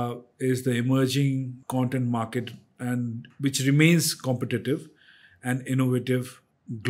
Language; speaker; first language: English; non-native, local second language; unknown